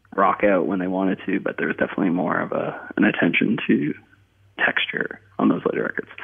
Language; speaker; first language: English; native; English